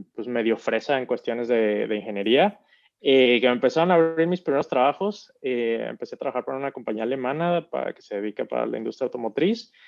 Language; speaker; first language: Spanish; native; Spanish